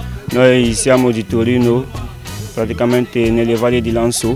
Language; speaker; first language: Italian; non-native, learner; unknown